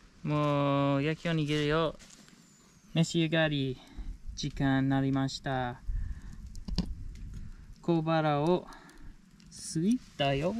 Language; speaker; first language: Japanese; non-native, fluent; English